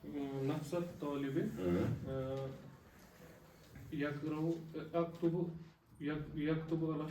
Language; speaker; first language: Arabic; non-native, learner; Urdu